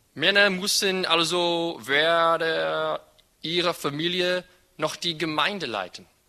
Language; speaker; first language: German; non-native, fluent; English